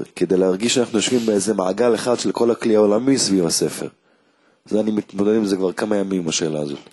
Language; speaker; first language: Hebrew; native; Hebrew